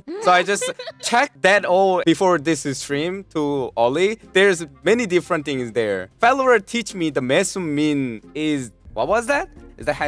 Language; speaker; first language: English; non-native, learner; Korean